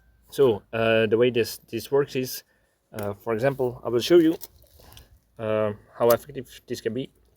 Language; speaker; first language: English; non-native, fluent; Dutch